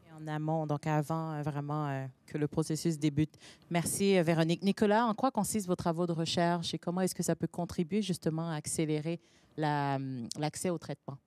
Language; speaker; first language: French; native; French